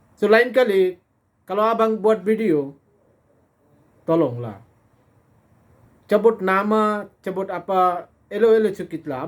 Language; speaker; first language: Indonesian; non-native, fluent; Bangla